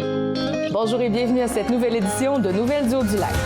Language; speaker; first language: French; native; French